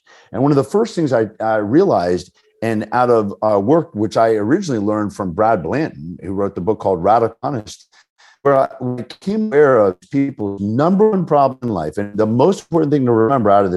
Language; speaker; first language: English; native; English